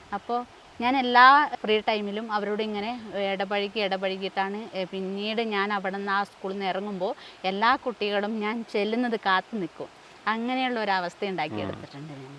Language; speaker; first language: Malayalam; non-native, local second language; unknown